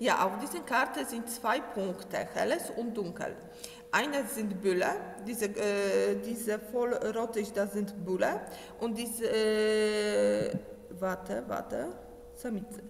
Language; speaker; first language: German; non-native, learner; Polish